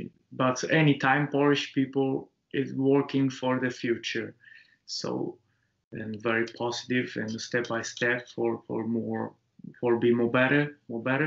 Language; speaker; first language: English; non-native, learner; Japanese